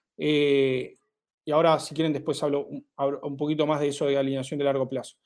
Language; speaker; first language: Spanish; native; Spanish